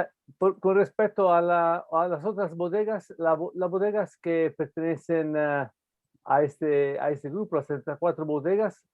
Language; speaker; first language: Spanish; non-native, fluent; Italian